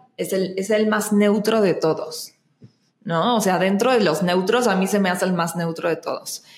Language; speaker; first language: Spanish; native; Spanish